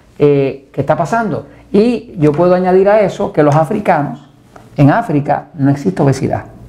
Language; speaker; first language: Spanish; native; Spanish